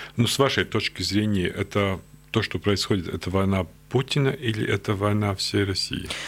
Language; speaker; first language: Russian; non-native, local second language; Latvian